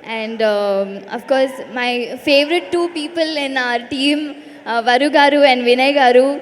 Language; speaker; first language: Telugu; non-native, learner; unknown